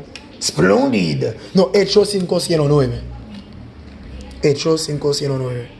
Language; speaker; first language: Spanish; non-native, learner; Haitian Creole